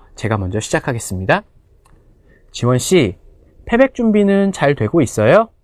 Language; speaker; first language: Korean; native; Korean